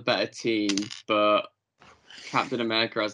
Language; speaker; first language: English; native; English